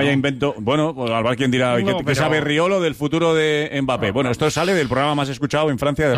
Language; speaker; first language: Spanish; native; Spanish